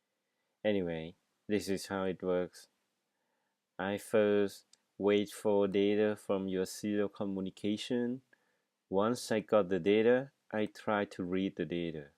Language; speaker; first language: English; non-native, fluent; Thai